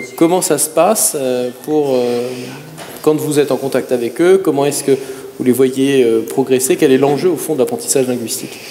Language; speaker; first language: French; native; French